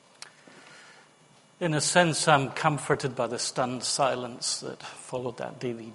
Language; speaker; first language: English; native; English